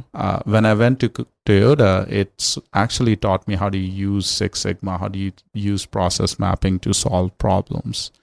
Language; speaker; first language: English; non-native, local second language; Hindi